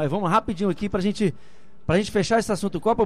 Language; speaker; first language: Portuguese; native; Portuguese